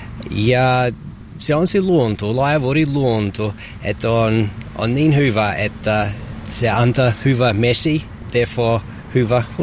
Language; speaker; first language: Finnish; non-native, learner; English